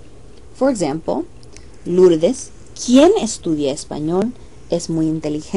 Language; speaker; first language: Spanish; non-native, fluent; English